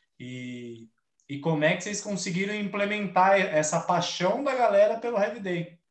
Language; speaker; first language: Portuguese; native; Portuguese